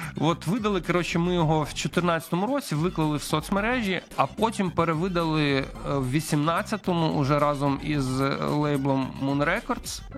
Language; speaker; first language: Ukrainian; non-native, local second language; Russian